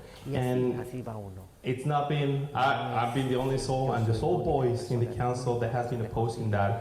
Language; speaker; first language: English; non-native, fluent; Spanish